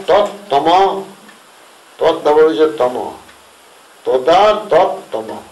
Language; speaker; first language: Russian; non-native, learner; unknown